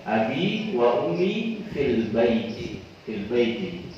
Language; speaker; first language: Arabic; non-native, fluent; Indonesian